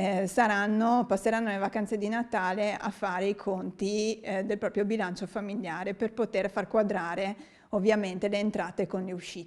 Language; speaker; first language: Italian; native; Italian